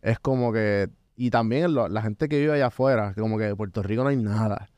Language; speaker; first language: Spanish; native; Spanish